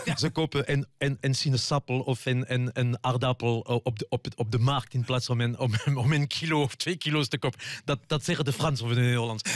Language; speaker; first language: Dutch; non-native, fluent; French